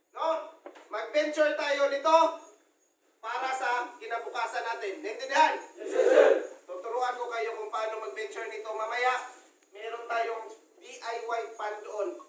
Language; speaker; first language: Filipino; non-native, local second language; Cebuano